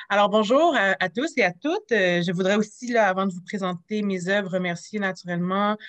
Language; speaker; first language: French; native; French